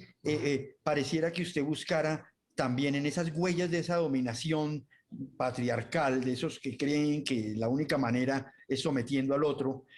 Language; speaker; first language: Spanish; native; Spanish